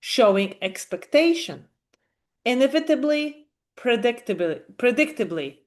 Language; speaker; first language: English; non-native, fluent; Polish